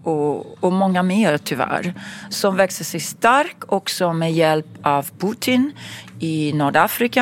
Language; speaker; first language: Swedish; non-native, fluent; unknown